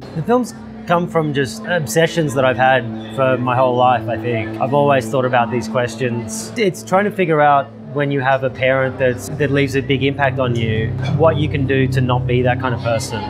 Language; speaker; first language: English; native; English